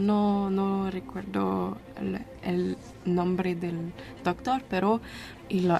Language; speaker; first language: Spanish; non-native, learner; French